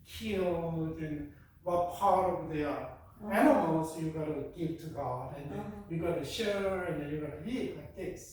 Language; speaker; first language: English; non-native, fluent; Korean